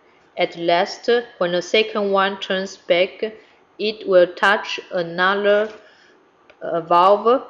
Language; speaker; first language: English; non-native, fluent; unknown